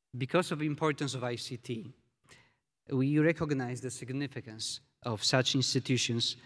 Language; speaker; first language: English; non-native, fluent; Polish